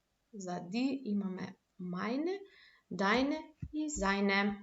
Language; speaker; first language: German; non-native, fluent; Macedonian